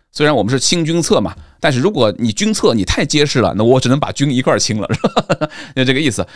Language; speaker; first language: Chinese; native; Chinese